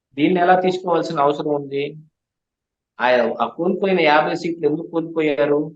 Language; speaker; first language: Telugu; native; Telugu